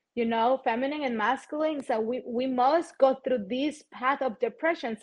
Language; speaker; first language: English; non-native, fluent; Spanish